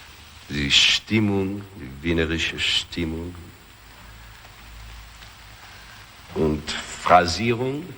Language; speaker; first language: German; non-native, learner; English